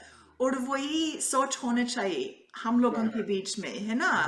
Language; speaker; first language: Hindi; non-native, fluent; Italian